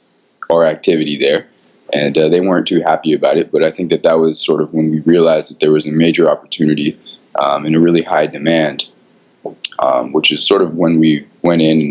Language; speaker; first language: English; native; English